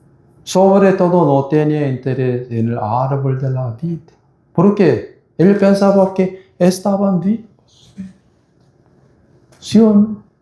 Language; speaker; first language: Spanish; non-native, fluent; Korean